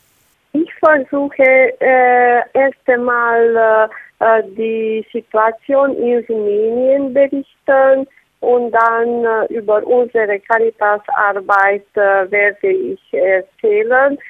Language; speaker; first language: German; non-native, learner; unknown